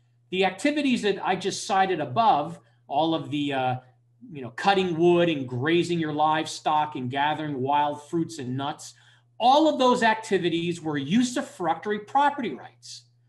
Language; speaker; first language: English; native; English